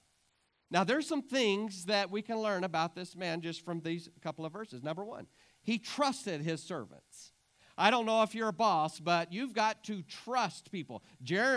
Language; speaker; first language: English; native; English